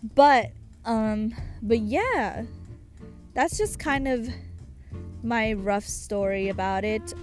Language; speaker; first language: English; early bilingual, other home language; Japanese